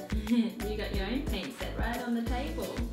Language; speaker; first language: English; native; English